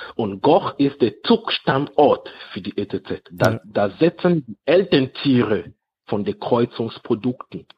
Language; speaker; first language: German; non-native, fluent; French